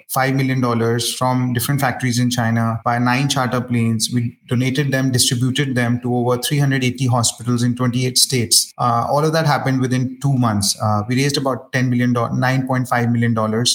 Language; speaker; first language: English; non-native, local second language; Hindi